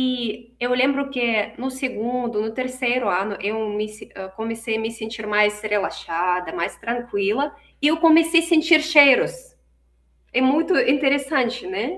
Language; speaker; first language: Portuguese; non-native, fluent; Russian